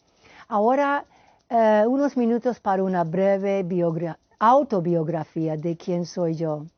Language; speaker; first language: Spanish; non-native, fluent; English